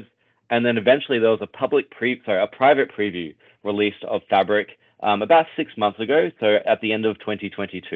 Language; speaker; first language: English; native; English